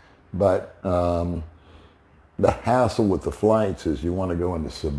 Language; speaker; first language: English; native; English